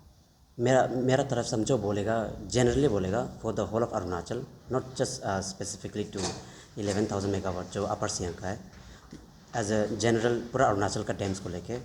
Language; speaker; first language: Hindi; non-native, local second language; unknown